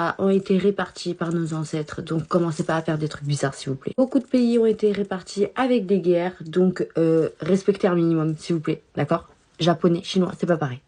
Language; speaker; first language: French; early bilingual, other home language; Chinese